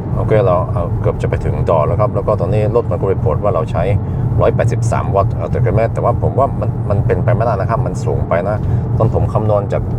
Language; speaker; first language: Thai; non-native, fluent; Norwegian